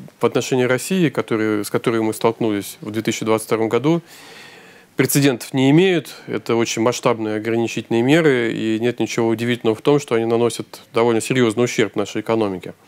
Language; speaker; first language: Russian; native; Russian